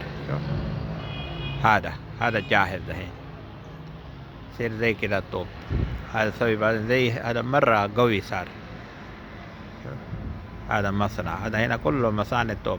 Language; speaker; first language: Arabic; non-native, learner; Urdu